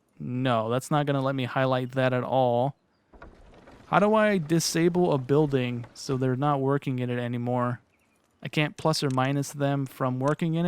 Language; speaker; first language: English; native; English